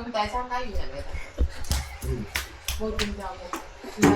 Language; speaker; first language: Chinese; native; Chinese